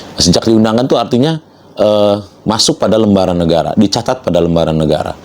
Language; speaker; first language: Indonesian; non-native, local second language; Sundanese